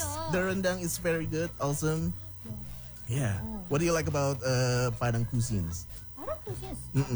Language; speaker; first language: English; non-native, fluent; Indonesian